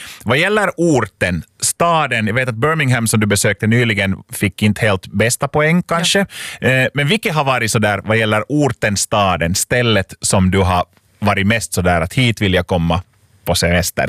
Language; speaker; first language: Swedish; native; Swedish